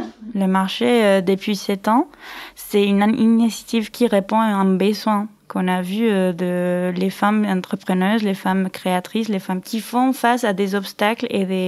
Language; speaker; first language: French; non-native, fluent; Spanish